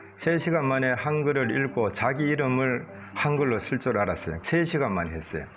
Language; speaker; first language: Korean; native; Korean